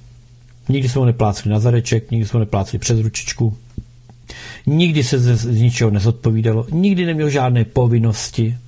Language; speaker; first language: Czech; native; Czech